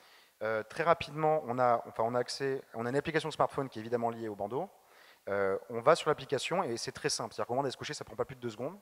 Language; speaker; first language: French; native; French